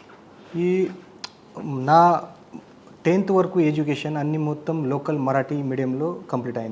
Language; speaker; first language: Telugu; non-native, learner; Marathi